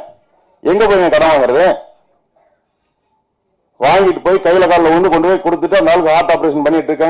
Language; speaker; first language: Tamil; native; Tamil